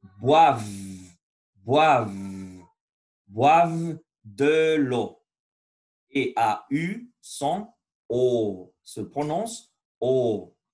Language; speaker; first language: French; non-native, learner; Spanish